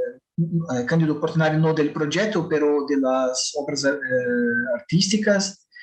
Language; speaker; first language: Spanish; non-native, fluent; Portuguese